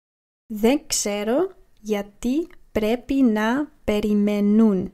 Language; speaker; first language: Greek; non-native, learner; English